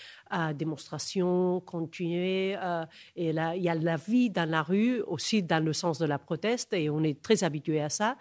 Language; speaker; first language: French; non-native, fluent; Catalan